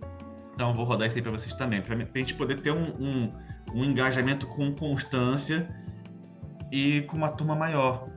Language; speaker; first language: Portuguese; native; Portuguese